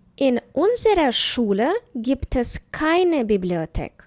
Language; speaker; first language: German; non-native, fluent; Ukrainian